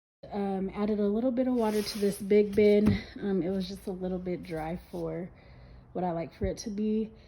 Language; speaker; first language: English; native; English